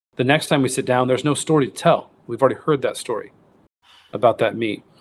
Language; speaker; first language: English; native; English